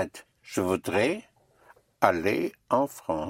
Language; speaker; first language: French; non-native, fluent; English